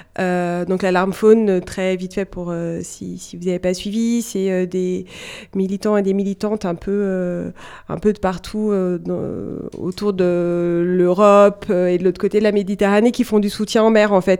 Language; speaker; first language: French; native; French